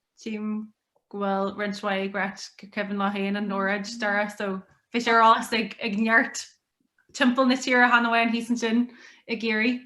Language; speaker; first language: Irish; native; Irish